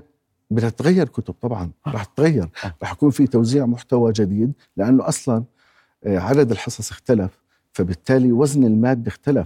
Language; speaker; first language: Arabic; native; Arabic